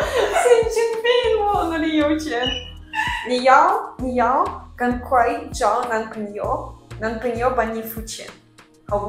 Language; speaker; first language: Chinese; non-native, fluent; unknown